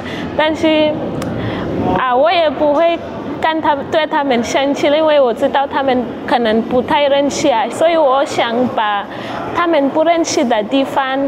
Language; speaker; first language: Chinese; non-native, fluent; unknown